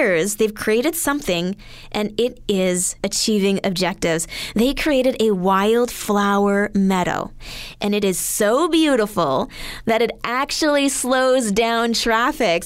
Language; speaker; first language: English; native; English